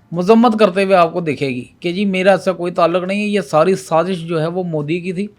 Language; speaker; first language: Urdu; non-native, local second language; Punjabi